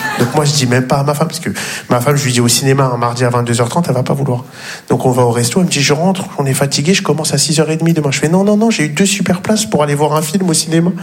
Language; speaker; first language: French; native; French